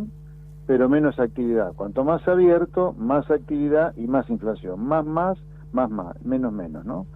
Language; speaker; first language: Spanish; native; Spanish